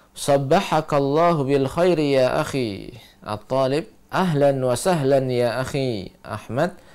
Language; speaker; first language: Arabic; non-native, fluent; Indonesian